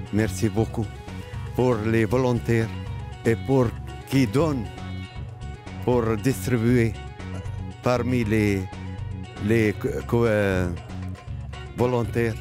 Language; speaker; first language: French; non-native, local second language; Arabic